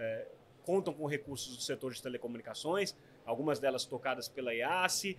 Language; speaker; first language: Portuguese; native; Portuguese